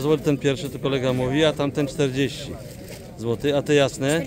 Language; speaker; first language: Polish; native; Polish